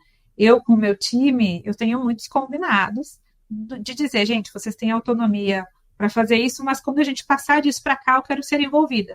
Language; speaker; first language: Portuguese; native; Portuguese